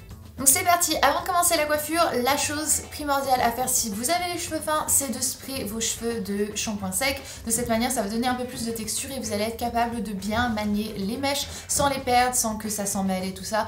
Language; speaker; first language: French; native; French